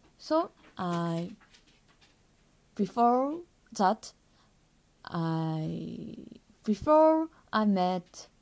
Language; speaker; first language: English; non-native, learner; Japanese